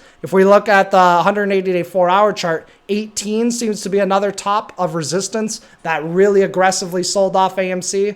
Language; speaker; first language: English; native; English